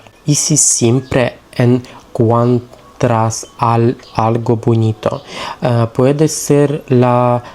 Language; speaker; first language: Spanish; non-native, learner; Russian